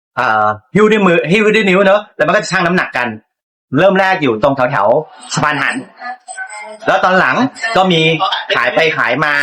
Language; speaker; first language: Thai; native; Thai